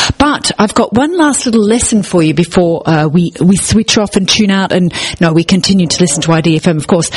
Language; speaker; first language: English; native; English